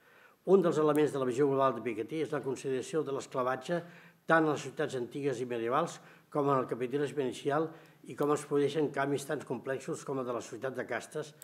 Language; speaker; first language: Catalan; native; Catalan